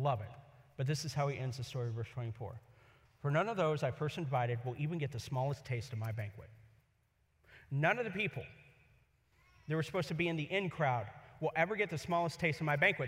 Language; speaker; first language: English; native; English